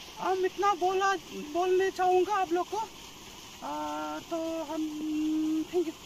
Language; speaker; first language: Hindi; non-native, local second language; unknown